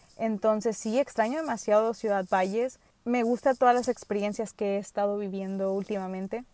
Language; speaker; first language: Spanish; early bilingual, other home language; English